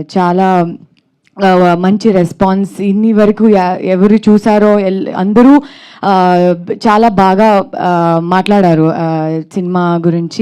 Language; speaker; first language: Telugu; non-native, learner; Kannada